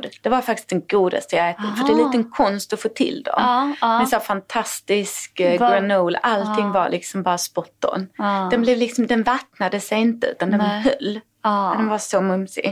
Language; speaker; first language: Swedish; native; Swedish